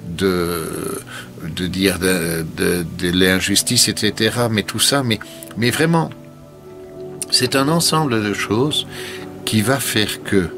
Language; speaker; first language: French; native; French